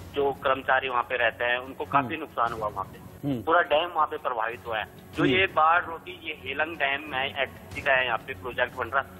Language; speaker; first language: Hindi; native; Hindi